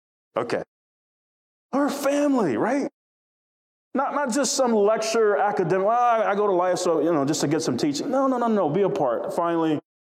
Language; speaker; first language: English; native; English